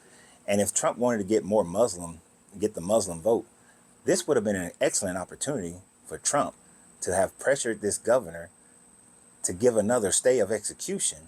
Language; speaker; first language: English; native; English